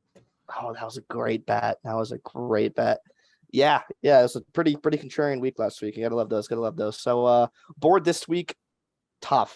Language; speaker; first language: English; native; English